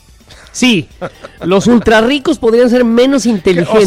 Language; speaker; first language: Spanish; native; Spanish